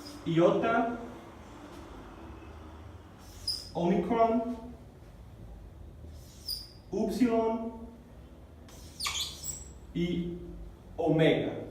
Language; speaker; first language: Spanish; non-native, fluent; English